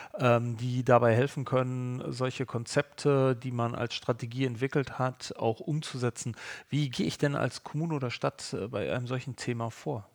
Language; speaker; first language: German; native; German